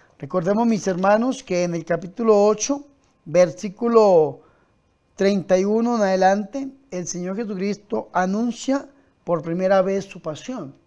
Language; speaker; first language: Spanish; native; Spanish